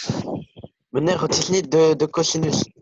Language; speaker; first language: Dutch; non-native, learner; French